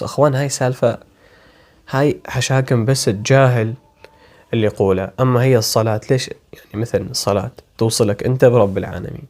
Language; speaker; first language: Arabic; native; Arabic